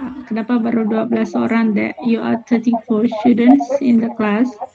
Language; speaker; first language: English; non-native, fluent; Indonesian